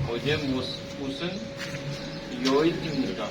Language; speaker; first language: Korean; non-native, learner; Urdu